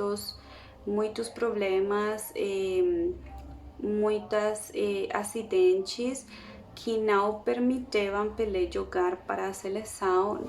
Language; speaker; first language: Portuguese; non-native, learner; Spanish